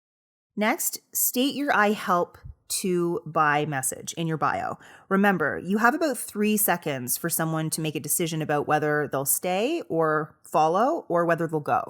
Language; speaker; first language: English; native; English